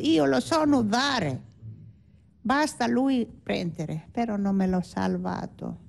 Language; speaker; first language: Italian; non-native, learner; Greek